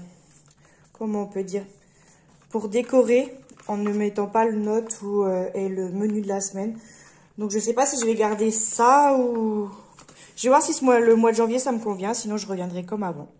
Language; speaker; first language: French; native; French